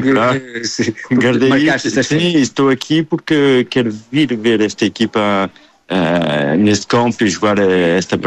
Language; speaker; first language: Portuguese; early bilingual, heritage; Portuguese